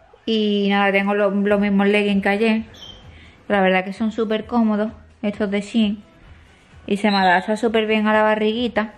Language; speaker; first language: Spanish; native; Spanish